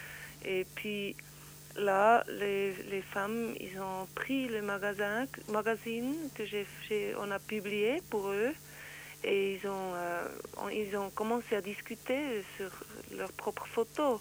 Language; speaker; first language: French; non-native, learner; Swiss German